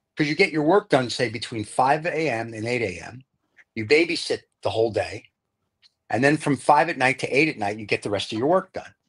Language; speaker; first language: English; native; English